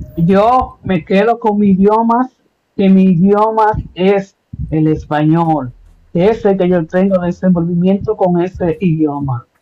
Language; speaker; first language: Spanish; native; Spanish